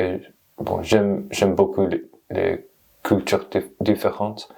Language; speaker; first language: French; non-native, learner; English